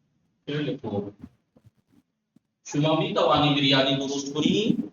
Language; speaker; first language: Persian; non-native, fluent; Urdu